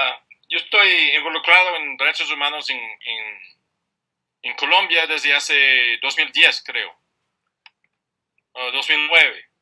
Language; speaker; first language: Spanish; non-native, fluent; English